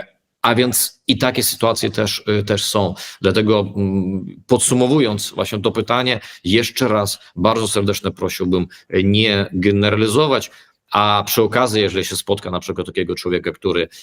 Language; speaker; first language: Polish; early bilingual, heritage; Polish